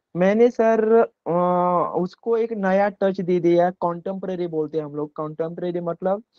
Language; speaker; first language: Hindi; non-native, local second language; Konkani